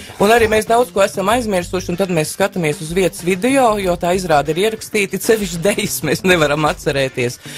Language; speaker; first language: Latvian; native; Latvian